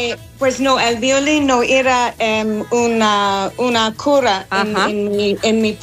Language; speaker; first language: Spanish; non-native, learner; English